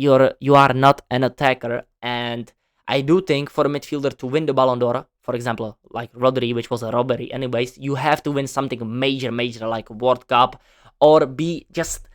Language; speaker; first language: English; non-native, fluent; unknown